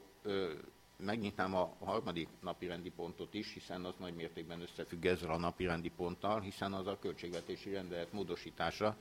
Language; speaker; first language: Hungarian; native; Hungarian